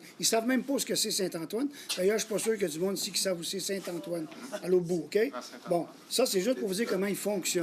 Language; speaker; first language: French; native; French